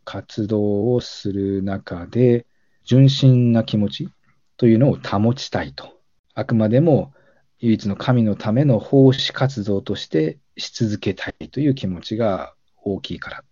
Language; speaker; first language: Japanese; native; Japanese